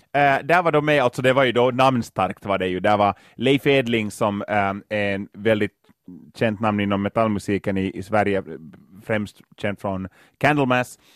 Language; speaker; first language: Swedish; native; Swedish